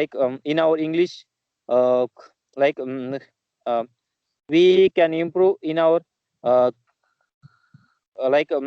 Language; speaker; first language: English; non-native, learner; Marathi